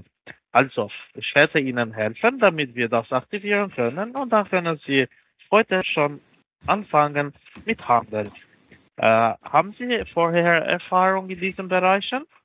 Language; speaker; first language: German; non-native, learner; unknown